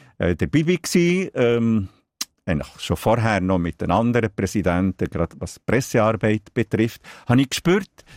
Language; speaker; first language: German; non-native, local second language; Italian